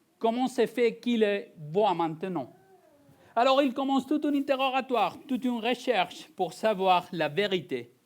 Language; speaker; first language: French; non-native, fluent; Spanish